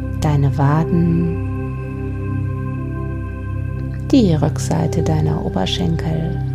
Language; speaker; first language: German; native; German